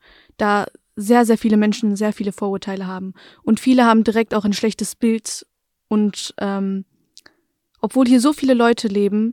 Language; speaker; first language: German; native; German